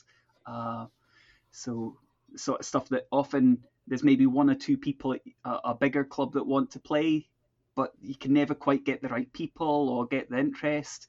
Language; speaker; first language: English; native; English